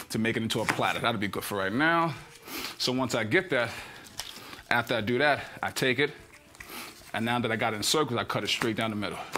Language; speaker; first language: English; native; English